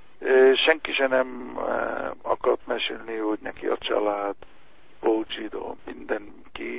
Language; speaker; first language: Hungarian; early bilingual, heritage; Hungarian